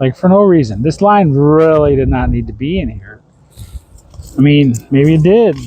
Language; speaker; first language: English; native; English